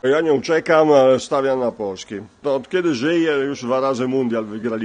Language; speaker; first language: Polish; non-native, fluent; Italian